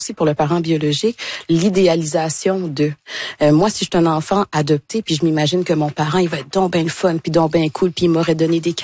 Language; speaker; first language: French; native; French